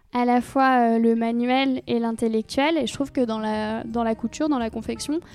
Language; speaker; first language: French; native; French